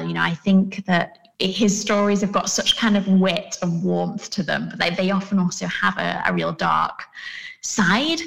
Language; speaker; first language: English; native; English